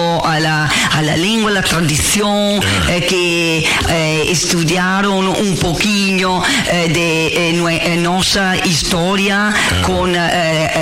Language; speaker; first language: Portuguese; non-native, learner; Italian